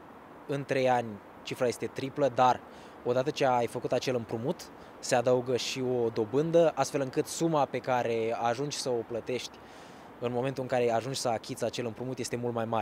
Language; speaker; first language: Romanian; native; Romanian